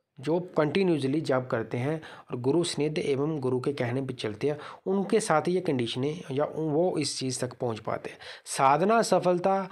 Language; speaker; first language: Hindi; native; Hindi